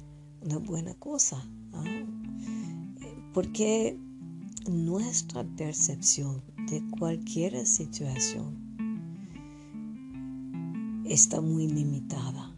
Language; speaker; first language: Spanish; non-native, fluent; French